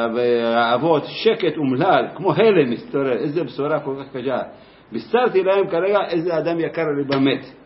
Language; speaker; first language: Hebrew; native; Hebrew